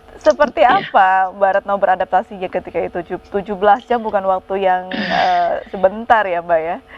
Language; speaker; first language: Indonesian; native; Indonesian